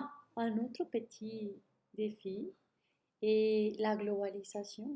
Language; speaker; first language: French; non-native, learner; Spanish